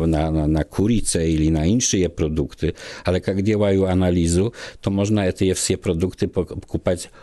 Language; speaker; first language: Russian; non-native, learner; Polish